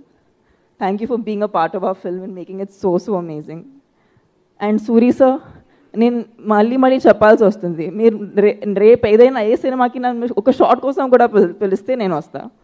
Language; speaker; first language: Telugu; non-native, fluent; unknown